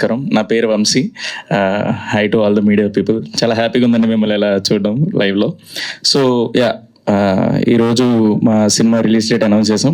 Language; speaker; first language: Telugu; native; Telugu